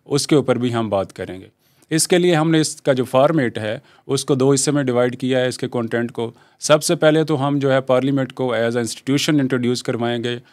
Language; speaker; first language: Urdu; native; Urdu